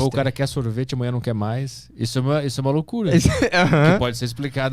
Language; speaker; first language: Portuguese; native; Portuguese